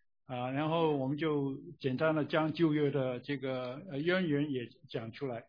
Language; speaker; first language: Chinese; native; Chinese